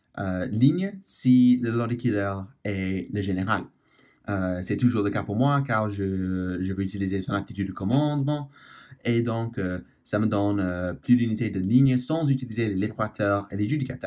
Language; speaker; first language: French; non-native, learner; English